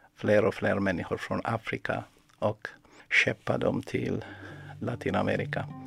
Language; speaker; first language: Swedish; non-native, fluent; Amharic